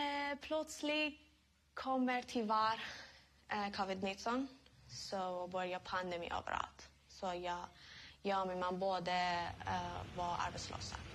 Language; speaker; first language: Swedish; non-native, learner; Persian